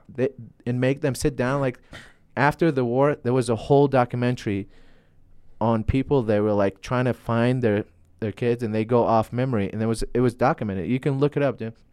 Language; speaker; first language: English; non-native, fluent; Arabic